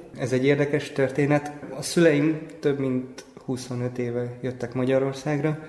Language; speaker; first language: Hungarian; early bilingual, other home language; Japanese